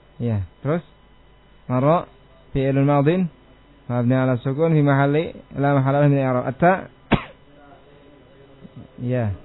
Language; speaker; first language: Arabic; non-native, fluent; Indonesian